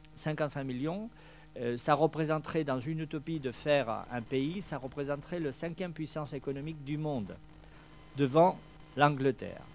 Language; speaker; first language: French; non-native, fluent; Spanish